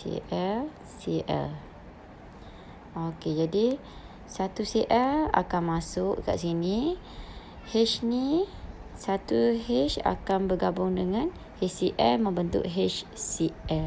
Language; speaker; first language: Malay; native; Malay